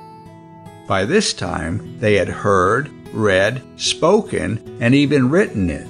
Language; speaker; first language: English; non-native, local second language; Yoruba